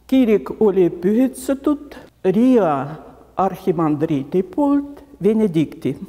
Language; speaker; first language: Estonian; non-native, local second language; Russian